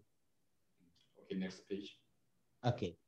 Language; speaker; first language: English; non-native, learner; Korean